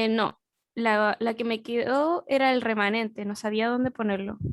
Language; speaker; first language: Spanish; native; Spanish